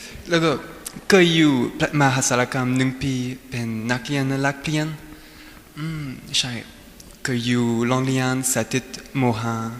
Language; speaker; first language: Thai; non-native, learner; English